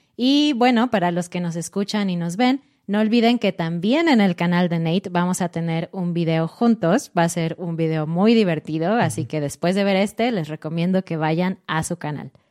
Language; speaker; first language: Spanish; native; Spanish